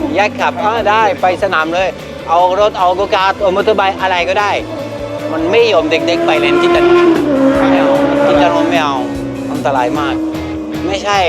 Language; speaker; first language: Thai; non-native, learner; French